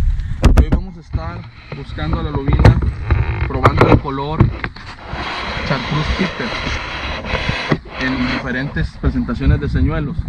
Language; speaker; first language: Spanish; native; Spanish